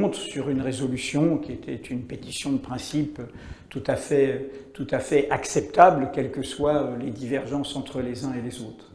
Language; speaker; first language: French; native; French